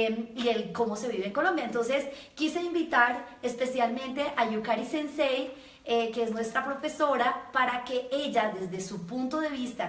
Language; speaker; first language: Spanish; native; Spanish